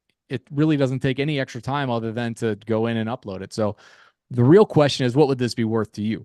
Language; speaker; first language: English; native; English